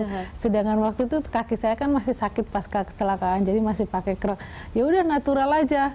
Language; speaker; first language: Indonesian; native; Indonesian